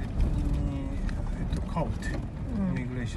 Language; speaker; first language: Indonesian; non-native, learner; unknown